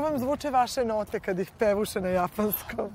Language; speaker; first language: Serbian; native; Serbian